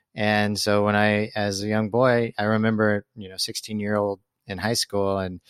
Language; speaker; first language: English; native; English